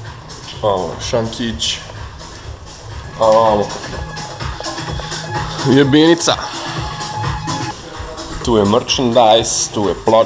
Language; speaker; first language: Bosnian; native; Bosnian